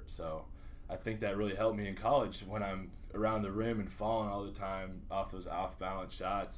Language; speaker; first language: English; native; English